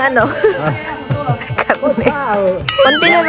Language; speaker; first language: Filipino; native; Filipino